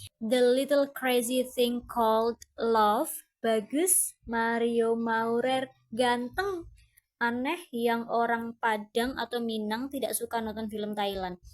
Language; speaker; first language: Indonesian; non-native, fluent; Thai